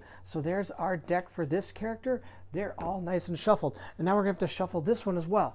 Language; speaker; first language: English; native; English